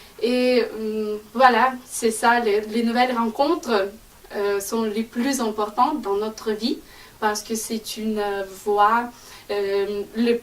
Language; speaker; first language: French; non-native, fluent; Ukrainian